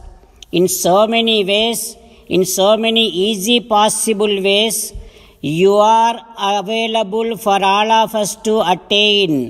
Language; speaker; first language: English; non-native, local second language; Telugu